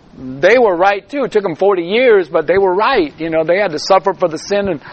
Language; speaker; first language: English; native; English